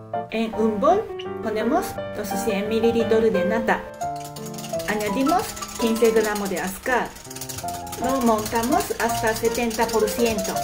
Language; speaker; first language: Spanish; non-native, learner; Japanese